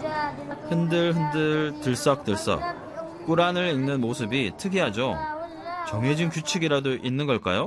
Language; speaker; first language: Korean; native; Korean